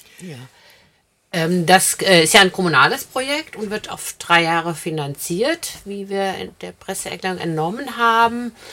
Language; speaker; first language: German; native; German